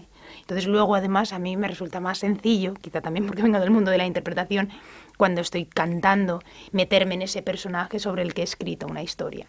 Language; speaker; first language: Spanish; native; Spanish